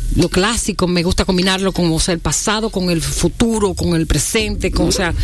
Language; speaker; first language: Spanish; native; Spanish